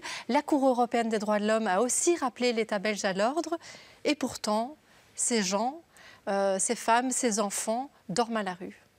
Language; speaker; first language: French; native; French